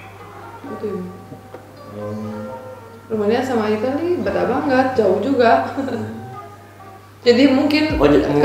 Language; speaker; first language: Indonesian; non-native, fluent; Romanian